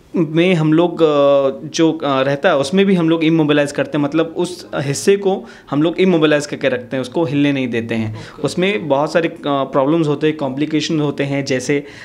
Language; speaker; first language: Hindi; native; Hindi